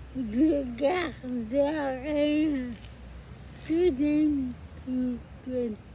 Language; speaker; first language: French; non-native, learner; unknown